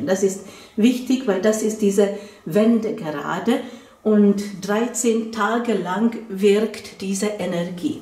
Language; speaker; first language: German; non-native, fluent; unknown